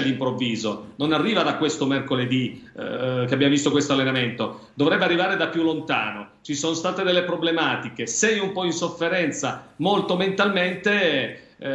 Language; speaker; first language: Italian; native; Italian